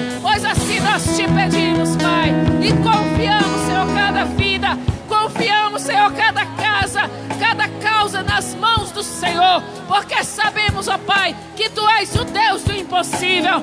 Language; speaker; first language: Portuguese; native; Portuguese